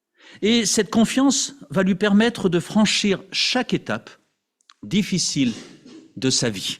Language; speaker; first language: French; native; French